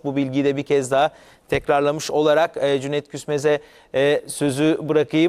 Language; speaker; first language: Turkish; native; Turkish